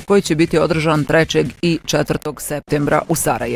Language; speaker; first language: Bosnian; native; Bosnian